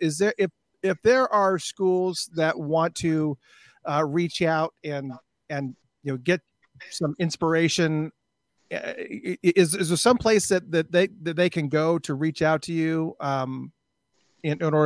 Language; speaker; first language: English; native; English